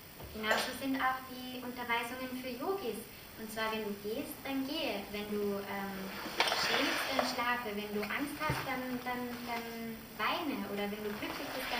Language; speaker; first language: German; native; German